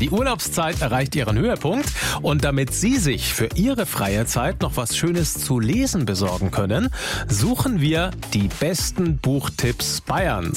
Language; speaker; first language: German; native; German